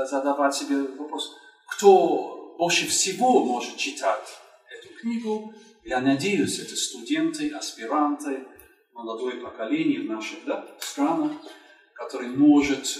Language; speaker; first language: Russian; non-native, fluent; English